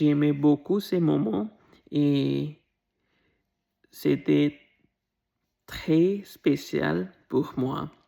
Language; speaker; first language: French; non-native, learner; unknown